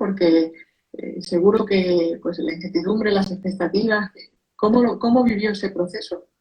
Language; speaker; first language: Spanish; native; Spanish